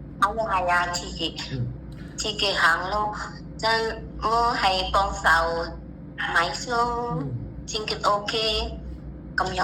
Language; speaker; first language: Cantonese; non-native, learner; Indonesian